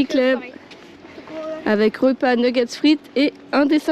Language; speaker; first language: French; native; French